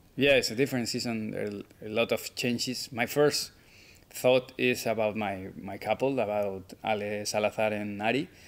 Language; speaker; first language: English; non-native, fluent; Spanish